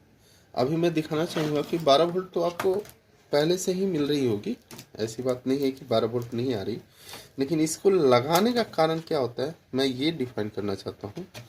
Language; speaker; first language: Hindi; native; Hindi